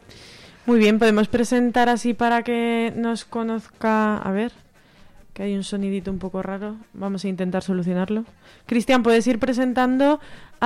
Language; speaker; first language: Spanish; native; Spanish